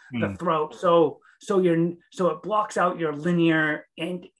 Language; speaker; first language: English; native; English